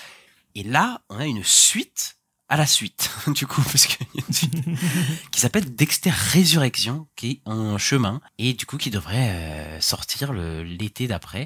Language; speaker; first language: French; native; French